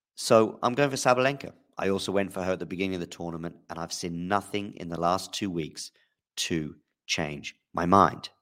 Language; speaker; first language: English; native; English